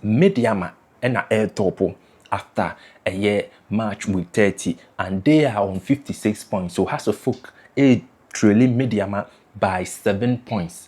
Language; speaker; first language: English; non-native, local second language; Akan